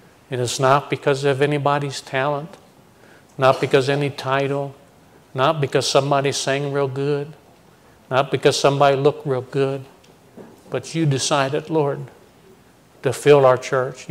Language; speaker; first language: English; native; English